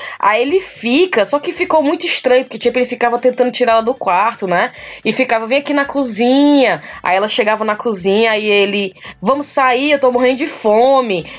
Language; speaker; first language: Portuguese; native; Portuguese